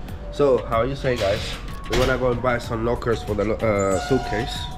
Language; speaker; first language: English; non-native, fluent; Spanish